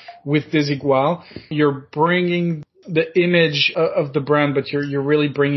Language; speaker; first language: English; non-native, fluent; French